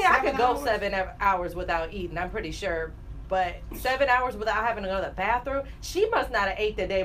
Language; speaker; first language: English; native; English